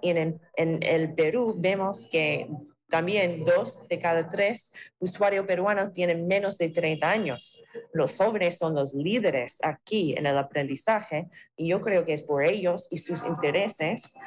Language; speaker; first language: Spanish; non-native, fluent; English